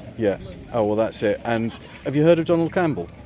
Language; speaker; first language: English; native; English